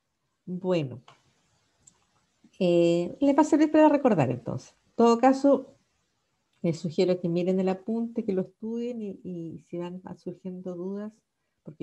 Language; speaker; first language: Spanish; native; Spanish